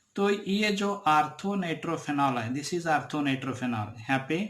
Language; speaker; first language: Hindi; non-native, local second language; Kannada